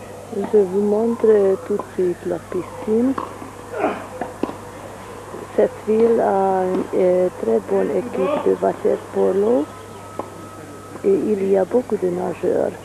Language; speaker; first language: French; non-native, fluent; Hungarian